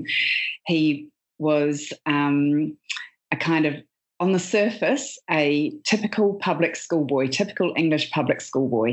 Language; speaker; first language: English; native; English